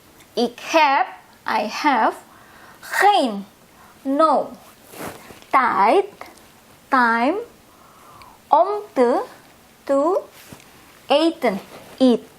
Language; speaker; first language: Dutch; non-native, fluent; Indonesian